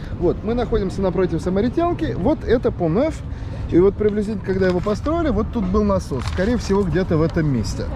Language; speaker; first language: Russian; early bilingual, heritage; Russian